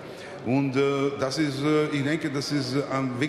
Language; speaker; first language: German; non-native, fluent; Serbian